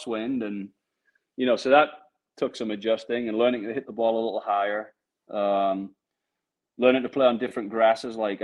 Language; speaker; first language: English; native; English